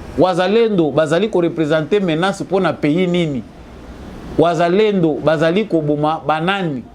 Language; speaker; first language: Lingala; native; Lingala